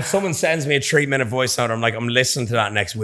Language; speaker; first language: English; native; English